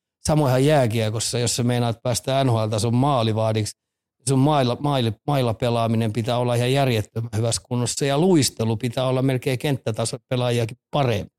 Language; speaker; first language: Finnish; native; Finnish